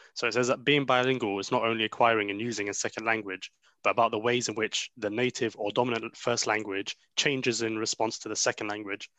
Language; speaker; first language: English; early bilingual, other home language; Arabic